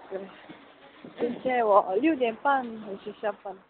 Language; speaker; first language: Chinese; non-native, learner; Korean